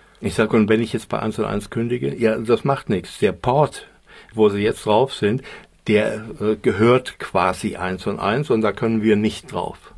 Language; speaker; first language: German; native; German